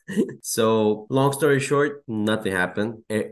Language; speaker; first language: English; non-native, fluent; Bulgarian